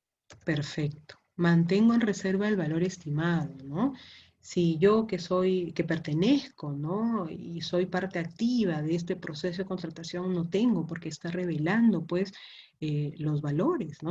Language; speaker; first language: Spanish; native; Spanish